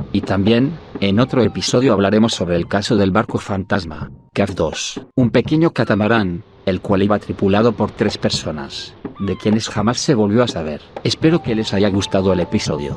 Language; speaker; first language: Spanish; native; Spanish